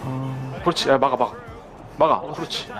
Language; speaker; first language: Korean; native; Korean